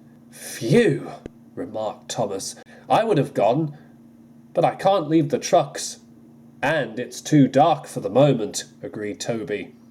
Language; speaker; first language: English; native; English